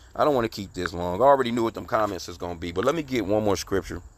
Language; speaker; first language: English; native; English